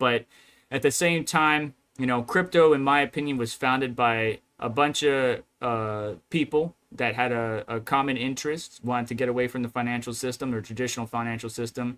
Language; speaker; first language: English; native; English